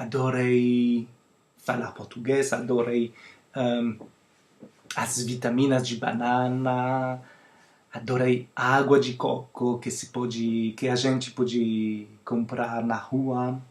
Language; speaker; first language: Portuguese; non-native, fluent; French